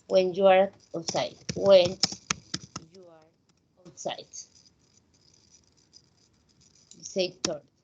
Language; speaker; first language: English; non-native, fluent; Spanish